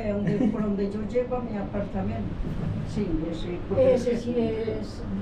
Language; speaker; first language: Spanish; native; Spanish